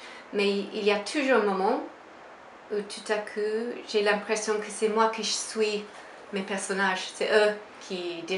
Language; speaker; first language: French; non-native, fluent; English